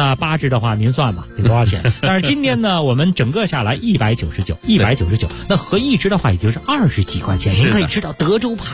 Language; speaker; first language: Chinese; native; Chinese